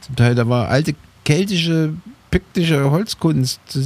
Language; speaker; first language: German; native; German